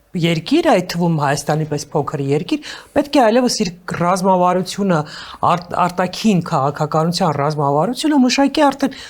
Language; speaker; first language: Armenian; native; Armenian